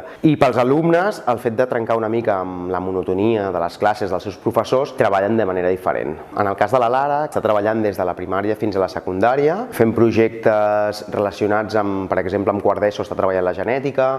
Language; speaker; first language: Catalan; native; Catalan